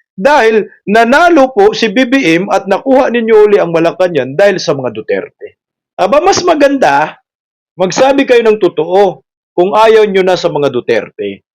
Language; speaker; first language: Filipino; non-native, local second language; Cebuano